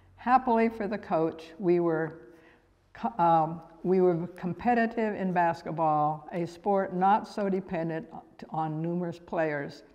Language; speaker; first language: English; native; English